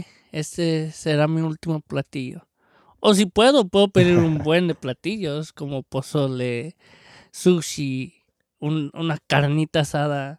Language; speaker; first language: Spanish; early bilingual, heritage; Spanish